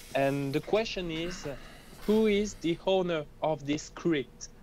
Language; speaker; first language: English; non-native, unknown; French